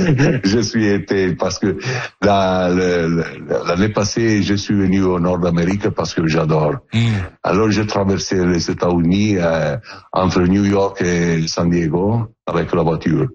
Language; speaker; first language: French; non-native, learner; Italian